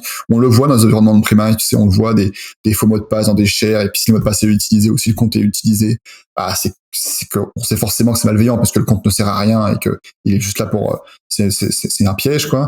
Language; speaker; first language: French; native; French